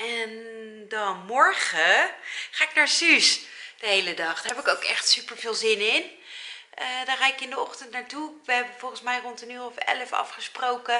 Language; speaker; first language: Dutch; native; Dutch